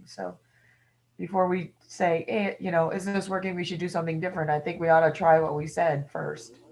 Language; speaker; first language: English; native; English